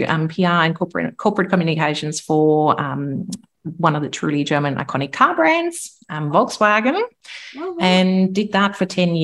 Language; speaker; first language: English; non-native, fluent; German